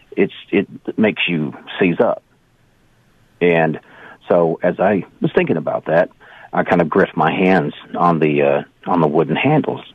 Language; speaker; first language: English; native; English